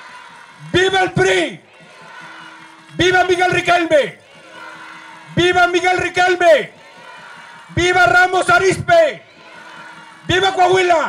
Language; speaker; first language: Spanish; native; Spanish